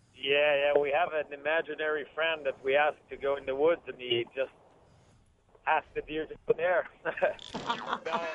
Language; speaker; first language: English; native; English